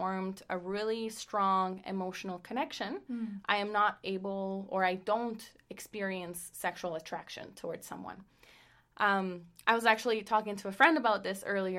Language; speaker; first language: English; non-native, fluent; Spanish